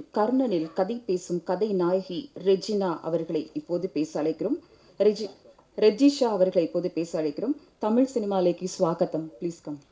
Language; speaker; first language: Tamil; native; Tamil